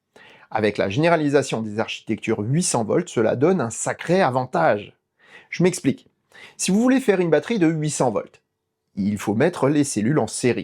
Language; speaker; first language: French; native; French